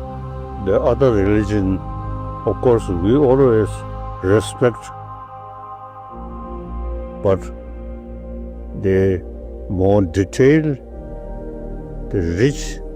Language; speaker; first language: English; non-native, learner; Tibetan